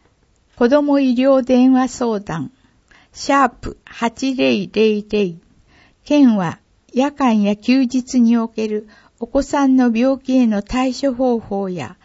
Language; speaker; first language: Japanese; native; Japanese